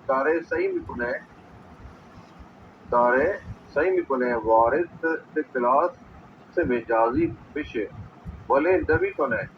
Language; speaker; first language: Persian; non-native, learner; Urdu